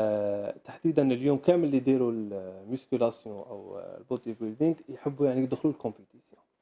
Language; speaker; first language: Arabic; native; Arabic